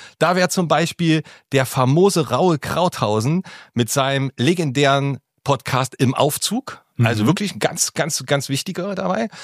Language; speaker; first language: German; native; German